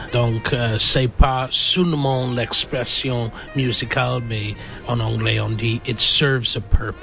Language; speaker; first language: French; non-native, learner; English